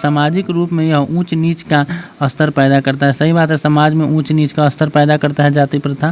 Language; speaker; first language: Hindi; native; Hindi